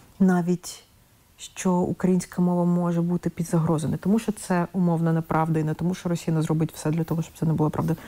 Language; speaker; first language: Ukrainian; non-native, local second language; Russian